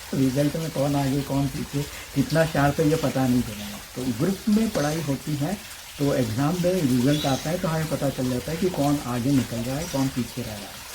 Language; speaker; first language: Hindi; non-native, local second language; Marathi